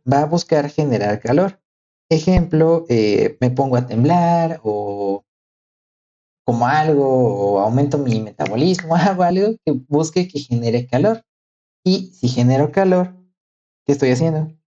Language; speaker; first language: Spanish; native; Spanish